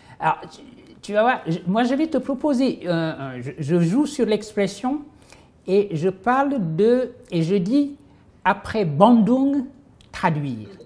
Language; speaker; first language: French; non-native, local second language; Wolof